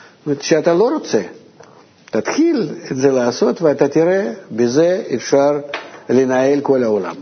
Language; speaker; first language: Hebrew; non-native, fluent; Russian